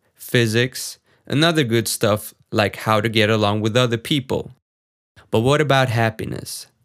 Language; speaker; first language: English; non-native, fluent; Swedish